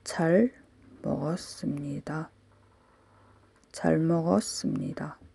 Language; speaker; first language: Korean; non-native, fluent; Mongolian